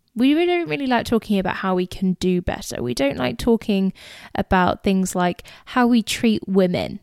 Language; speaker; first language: English; native; English